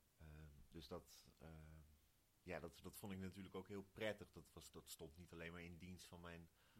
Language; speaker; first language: Dutch; native; Dutch